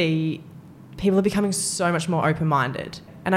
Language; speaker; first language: English; native; English